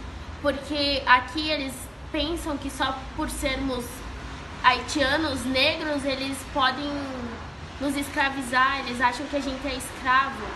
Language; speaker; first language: Portuguese; non-native, fluent; Haitian Creole